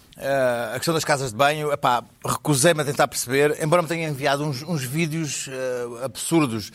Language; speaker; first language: Portuguese; native; Portuguese